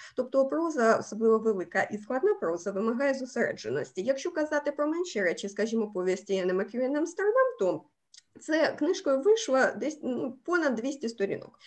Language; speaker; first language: Ukrainian; native; Ukrainian